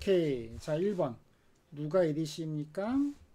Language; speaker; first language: Korean; native; Korean